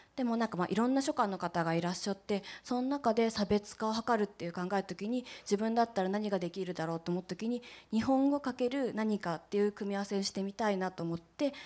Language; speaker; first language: Japanese; native; Japanese